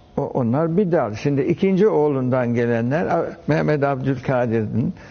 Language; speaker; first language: Turkish; early bilingual, heritage; French